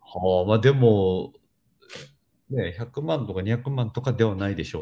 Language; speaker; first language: Japanese; native; Japanese